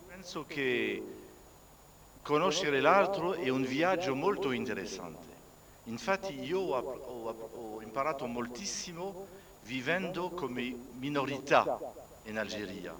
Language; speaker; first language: Italian; non-native, fluent; French